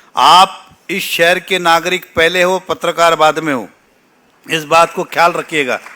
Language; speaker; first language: Hindi; non-native, local second language; Marathi